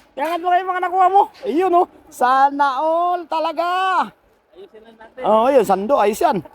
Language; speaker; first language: Filipino; non-native, local second language; Cebuano